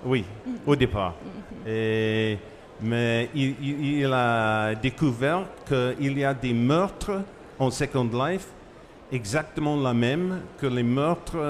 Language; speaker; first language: French; non-native, fluent; English